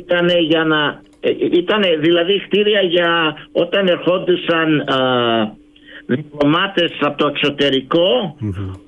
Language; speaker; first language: Greek; early bilingual, heritage; Greek